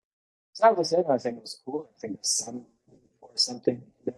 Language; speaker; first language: English; non-native, fluent; Lithuanian